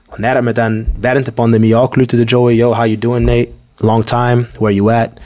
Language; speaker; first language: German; early bilingual, other home language; English